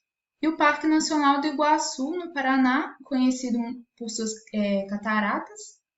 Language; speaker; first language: Portuguese; native; Portuguese